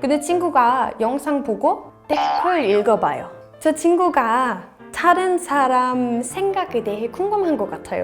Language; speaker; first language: Korean; non-native, fluent; Danish